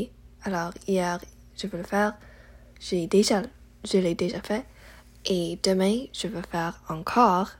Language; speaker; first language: French; non-native, learner; English